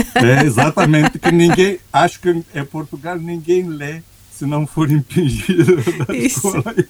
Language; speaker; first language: Portuguese; non-native, fluent; Romanian